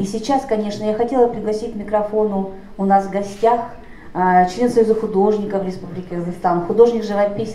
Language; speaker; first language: Russian; native; Russian